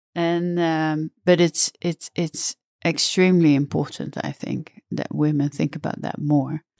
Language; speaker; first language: English; non-native, fluent; Dutch